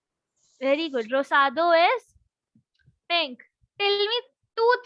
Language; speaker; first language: English; non-native, local second language; Hindi